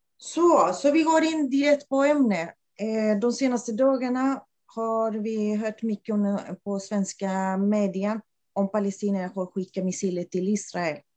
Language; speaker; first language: Swedish; non-native, fluent; Spanish